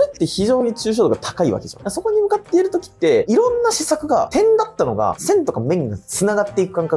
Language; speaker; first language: Japanese; native; Japanese